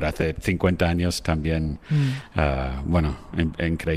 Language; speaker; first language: Spanish; non-native, fluent; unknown